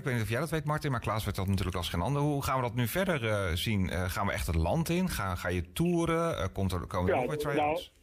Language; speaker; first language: Dutch; native; Dutch